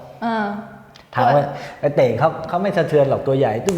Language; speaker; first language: Thai; native; Thai